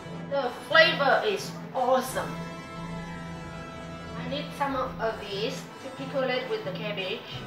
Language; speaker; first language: English; non-native, fluent; Vietnamese